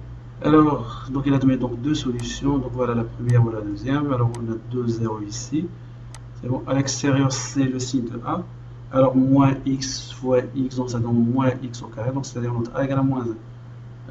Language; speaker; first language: French; non-native, local second language; Arabic